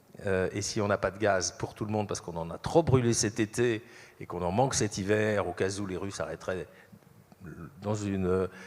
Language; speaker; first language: French; native; French